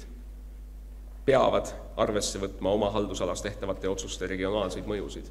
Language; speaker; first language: Estonian; native; Estonian